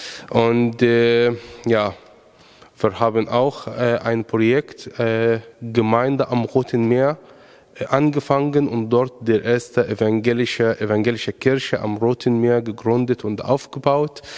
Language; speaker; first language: German; non-native, fluent; Arabic